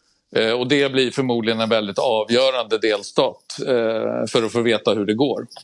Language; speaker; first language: Swedish; native; Swedish